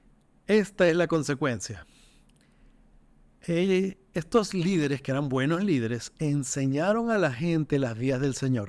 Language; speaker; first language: Spanish; native; Spanish